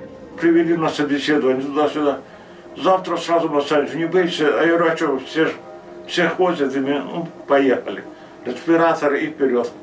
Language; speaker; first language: Russian; non-native, local second language; Ukrainian